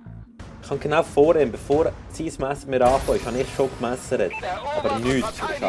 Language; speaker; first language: German; native; German